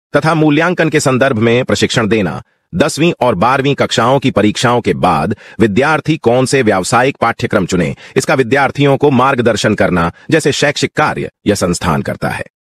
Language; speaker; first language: Hindi; non-native, local second language; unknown